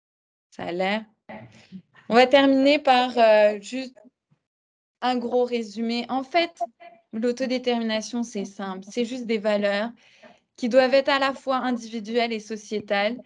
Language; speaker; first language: French; native; French